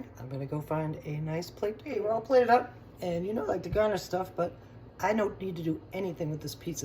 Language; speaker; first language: English; native; English